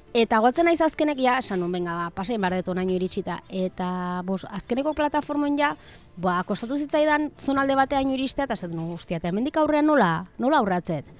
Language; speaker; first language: Basque; native; Basque